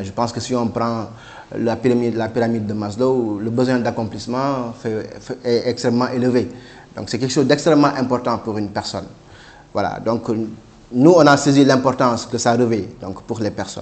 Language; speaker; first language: French; non-native, local second language; Wolof